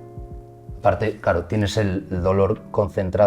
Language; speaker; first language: Spanish; native; Spanish